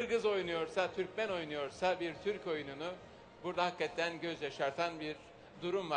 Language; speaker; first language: Turkish; native; Turkish